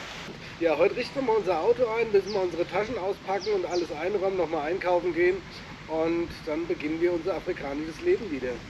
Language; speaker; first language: German; native; German